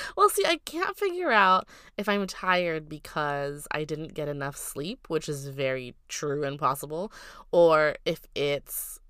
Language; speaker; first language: English; early bilingual, other home language; Filipino